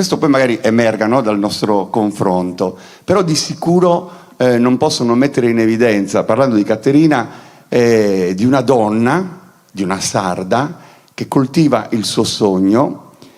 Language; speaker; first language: Italian; native; Italian